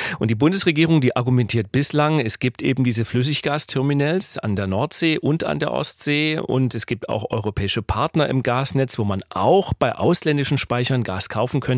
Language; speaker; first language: German; native; German